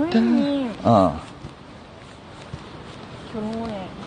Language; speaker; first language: Korean; non-native, learner; Japanese